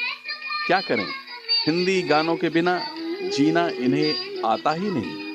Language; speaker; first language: Hindi; native; Hindi